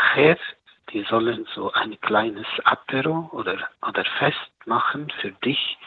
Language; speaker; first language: German; non-native, learner; Arabic